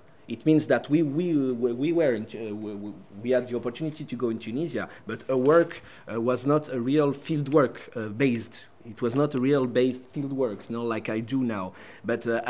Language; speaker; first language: English; non-native, fluent; French